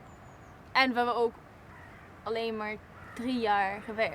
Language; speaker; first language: Dutch; non-native, fluent; Italian